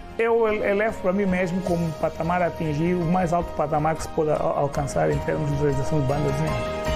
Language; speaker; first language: Portuguese; native; Portuguese